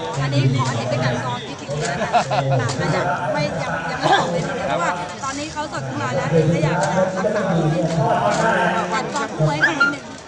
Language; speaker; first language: Thai; native; Thai